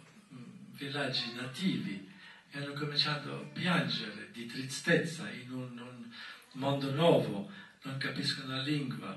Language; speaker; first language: Italian; non-native, fluent; German